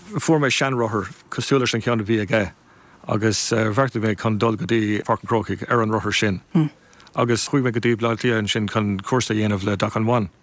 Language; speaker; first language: Irish; non-native, local second language; English